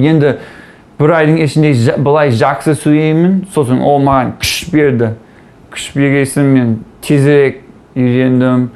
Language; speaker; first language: Kazakh; non-native, learner; English